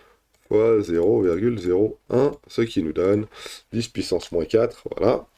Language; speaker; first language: French; native; French